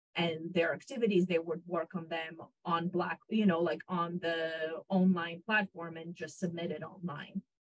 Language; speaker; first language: English; non-native, fluent; Russian